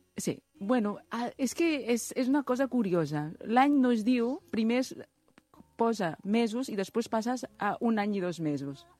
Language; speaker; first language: Catalan; early bilingual, other home language; Chinese